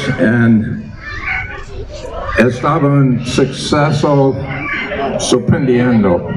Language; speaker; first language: Spanish; non-native, learner; English